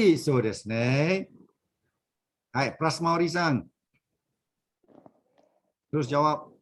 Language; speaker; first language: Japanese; non-native, fluent; Malay